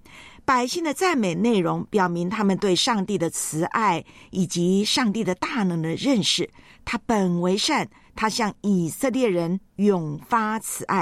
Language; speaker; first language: Chinese; native; Chinese